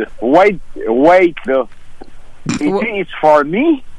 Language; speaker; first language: English; non-native, learner; French